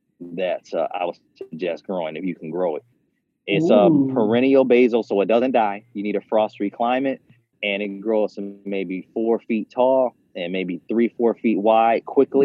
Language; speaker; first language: English; native; English